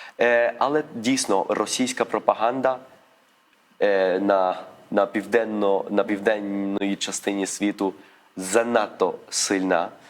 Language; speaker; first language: Ukrainian; early bilingual, heritage; Ukrainian